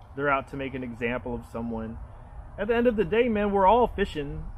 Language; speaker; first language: English; native; English